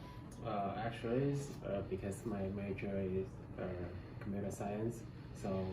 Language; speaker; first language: English; non-native, learner; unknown